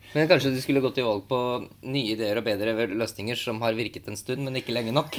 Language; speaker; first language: Norwegian; native; Norwegian